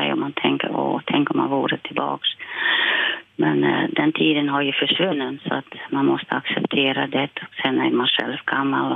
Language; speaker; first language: Swedish; non-native, fluent; Dutch